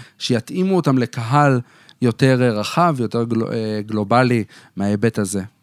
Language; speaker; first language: Hebrew; native; Hebrew